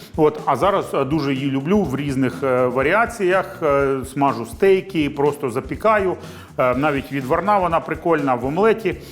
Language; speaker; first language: Ukrainian; native; Ukrainian